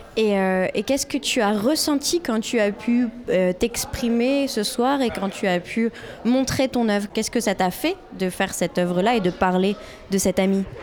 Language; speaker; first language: French; native; French